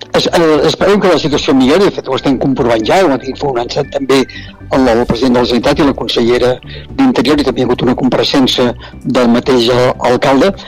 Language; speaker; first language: Catalan; native; Catalan